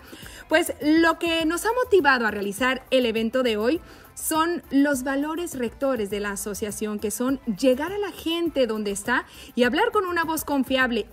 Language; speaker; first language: Spanish; native; Spanish